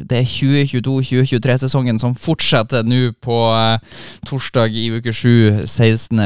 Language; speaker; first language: Norwegian; native; Norwegian